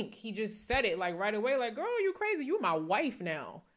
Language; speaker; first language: English; native; English